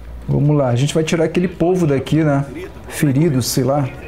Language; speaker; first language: Portuguese; native; Portuguese